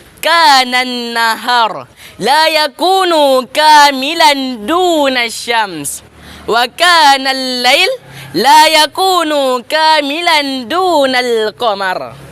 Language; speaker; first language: Arabic; non-native, learner; Indonesian